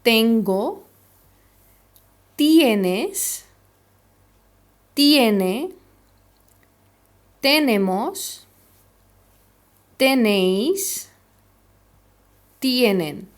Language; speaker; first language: Spanish; non-native, fluent; Hindi